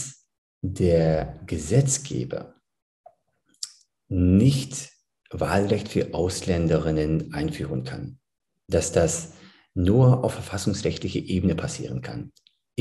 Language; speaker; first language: German; early bilingual, other home language; Turkish